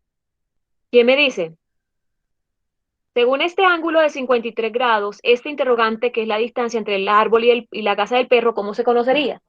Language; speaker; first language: Spanish; native; Spanish